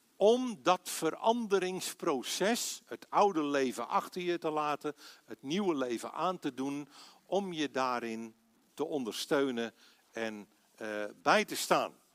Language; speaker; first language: Dutch; native; Dutch